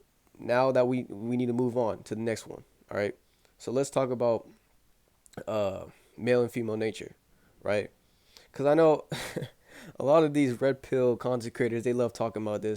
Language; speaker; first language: English; native; English